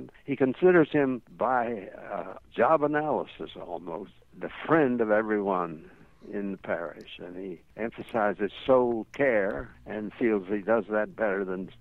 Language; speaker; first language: English; native; English